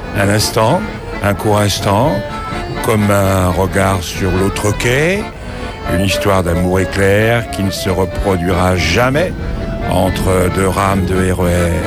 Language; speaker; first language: French; native; French